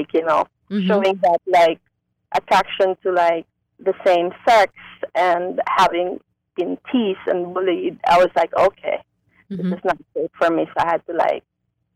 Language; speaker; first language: English; non-native, local second language; Filipino